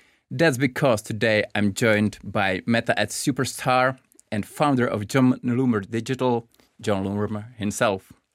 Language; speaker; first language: English; non-native, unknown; Czech